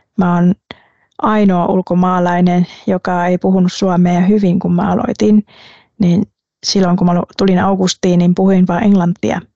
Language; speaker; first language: Finnish; non-native, fluent; Vietnamese